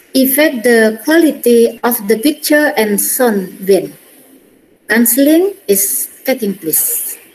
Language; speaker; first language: English; non-native, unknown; Indonesian